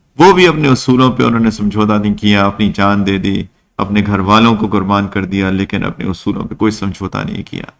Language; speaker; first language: Urdu; native; Urdu